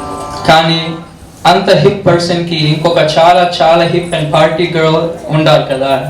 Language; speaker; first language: Telugu; early bilingual, heritage; Telugu